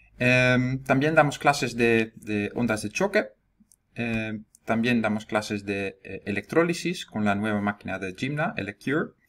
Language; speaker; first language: Spanish; non-native, fluent; Dutch